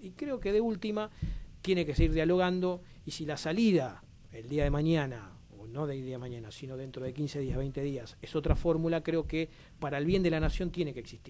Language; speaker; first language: Spanish; native; Spanish